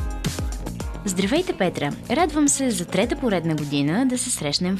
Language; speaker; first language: Bulgarian; native; Bulgarian